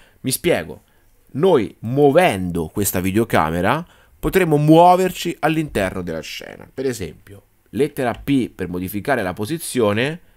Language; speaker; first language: Italian; native; Italian